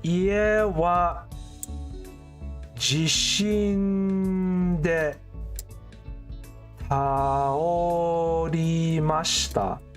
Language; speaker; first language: Japanese; non-native, learner; English